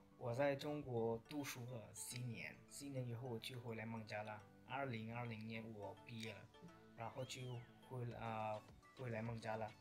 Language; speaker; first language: Chinese; non-native, learner; Bangla